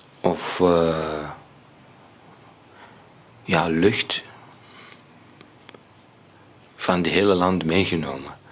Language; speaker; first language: Dutch; non-native, learner; Arabic